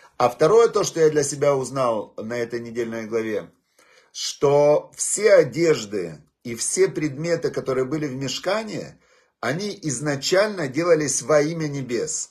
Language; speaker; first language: Russian; native; Russian